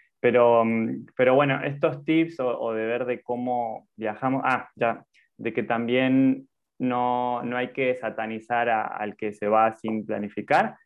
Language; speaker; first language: Spanish; native; Spanish